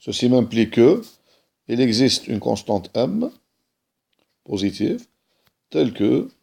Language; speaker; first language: French; non-native, local second language; Arabic